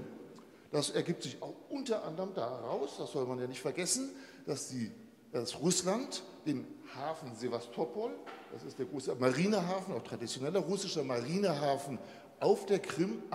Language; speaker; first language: German; native; German